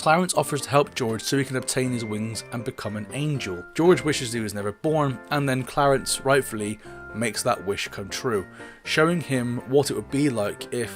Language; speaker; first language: English; native; English